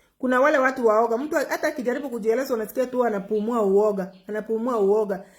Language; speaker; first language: Swahili; non-native, local second language; Gusii